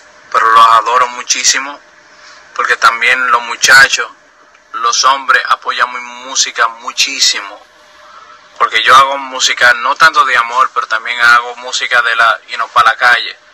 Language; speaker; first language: Spanish; native; Spanish